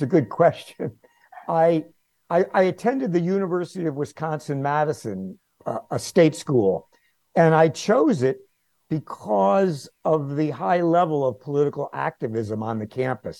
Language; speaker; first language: English; native; English